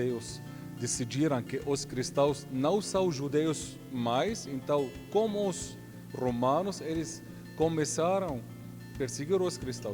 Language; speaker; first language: Portuguese; non-native, fluent; Arabic